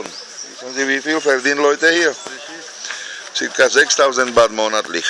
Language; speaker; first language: German; non-native, learner; Thai